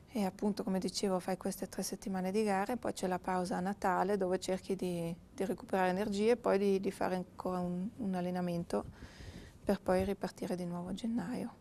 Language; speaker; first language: Italian; native; Italian